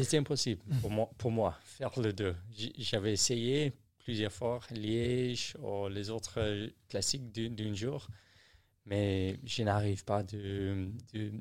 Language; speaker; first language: French; non-native, learner; English